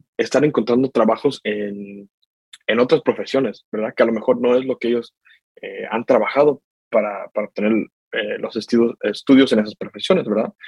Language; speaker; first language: Spanish; early bilingual, heritage; Spanish